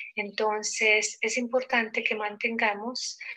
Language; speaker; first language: Spanish; non-native, fluent; Hungarian